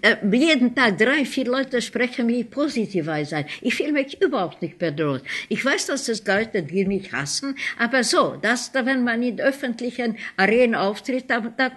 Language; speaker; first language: German; non-native, fluent; Hungarian